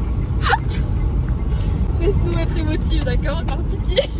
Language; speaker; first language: French; native; French